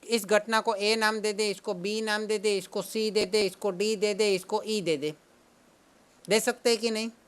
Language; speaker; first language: Hindi; non-native, local second language; Gujarati